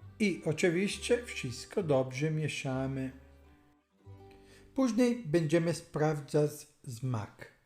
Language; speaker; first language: Polish; non-native, learner; Italian